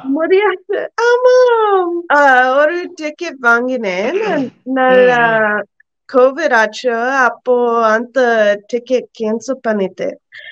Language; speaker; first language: Tamil; non-native, learner; English